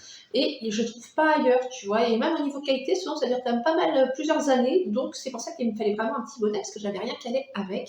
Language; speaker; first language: French; native; French